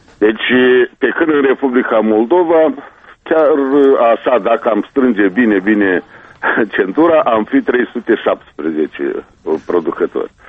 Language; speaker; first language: Romanian; native; Romanian